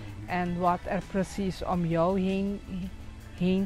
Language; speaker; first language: Dutch; non-native, local second language; Papiamento